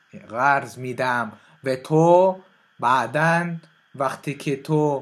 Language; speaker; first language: Persian; non-native, learner; French